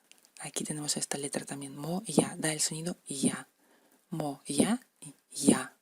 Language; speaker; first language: Spanish; non-native, fluent; Russian